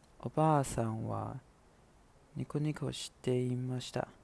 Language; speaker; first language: Japanese; non-native, learner; Chinese